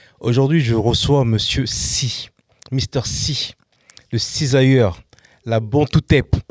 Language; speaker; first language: French; native; French